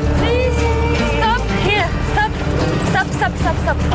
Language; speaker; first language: English; non-native, learner; French